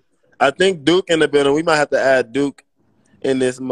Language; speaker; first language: English; native; English